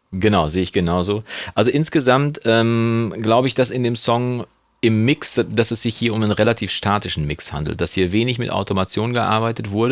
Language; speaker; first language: German; native; German